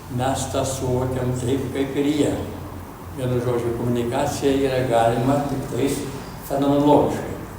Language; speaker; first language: Lithuanian; early bilingual, heritage; Lithuanian